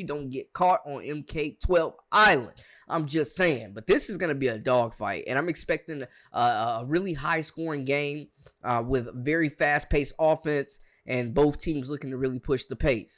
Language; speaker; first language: English; native; English